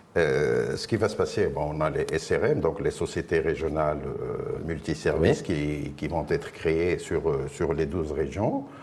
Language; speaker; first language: French; non-native, local second language; Arabic